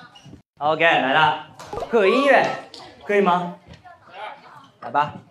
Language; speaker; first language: Chinese; non-native, fluent; Japanese